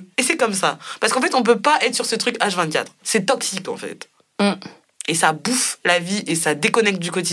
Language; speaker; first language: French; native; French